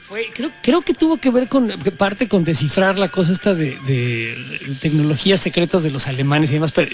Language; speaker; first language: Spanish; native; Spanish